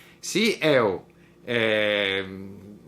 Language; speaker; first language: Portuguese; non-native, learner; English